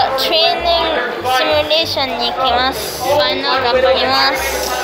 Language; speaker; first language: Japanese; early bilingual, heritage; Japanese